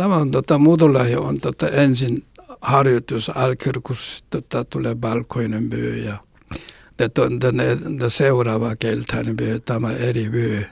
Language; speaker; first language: Finnish; non-native, learner; Korean